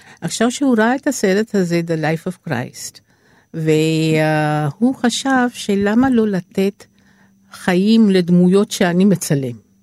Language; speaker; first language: Hebrew; non-native, fluent; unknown